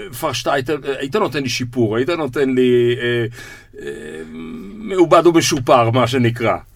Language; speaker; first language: Hebrew; native; Hebrew